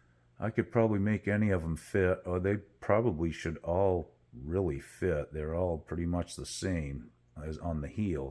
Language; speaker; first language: English; native; English